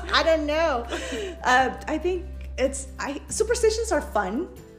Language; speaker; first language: English; non-native, fluent; Spanish